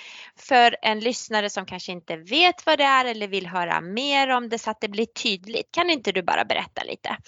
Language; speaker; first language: Swedish; native; Swedish